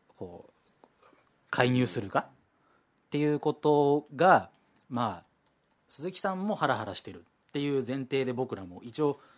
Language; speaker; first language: Japanese; native; Japanese